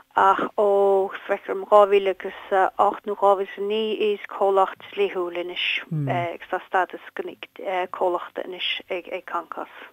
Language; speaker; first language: Irish; native; Irish